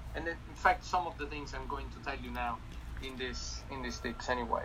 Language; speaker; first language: English; non-native, fluent; Italian